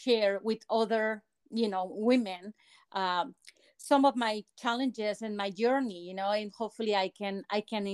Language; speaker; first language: English; non-native, fluent; Spanish